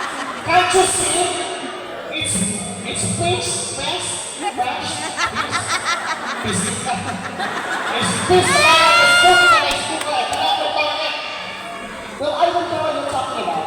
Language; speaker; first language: English; non-native, local second language; Cebuano